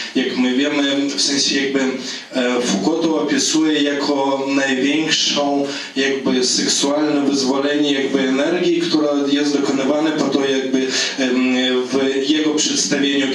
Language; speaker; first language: Polish; non-native, fluent; Belarusian